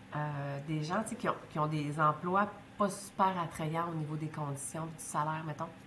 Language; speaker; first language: French; native; French